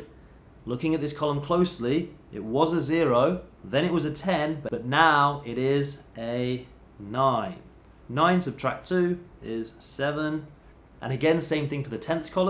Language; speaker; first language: English; native; English